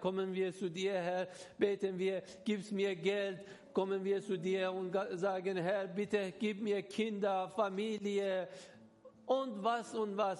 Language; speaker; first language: German; non-native, learner; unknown